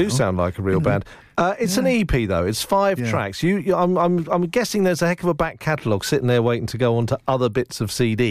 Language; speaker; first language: English; native; English